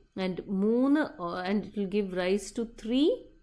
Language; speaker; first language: English; non-native, local second language; Malayalam